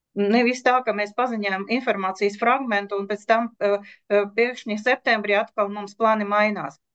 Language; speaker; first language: Latvian; non-native, local second language; Russian